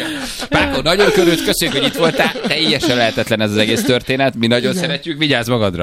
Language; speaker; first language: Hungarian; native; Hungarian